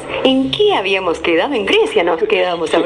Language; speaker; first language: Spanish; native; Spanish